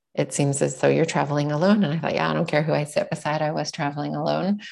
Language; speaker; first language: English; native; English